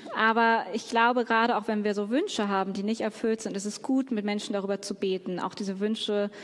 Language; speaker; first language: German; native; German